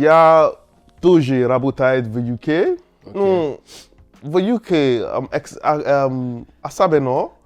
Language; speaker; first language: Russian; non-native, learner; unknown